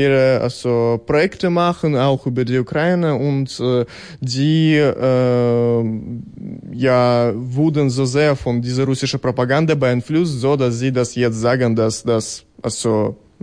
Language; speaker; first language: German; non-native, learner; Ukrainian